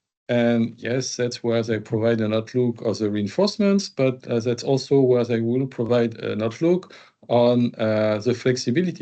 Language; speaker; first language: English; non-native, fluent; French